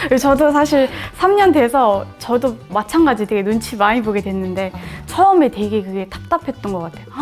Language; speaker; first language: Korean; non-native, fluent; Mongolian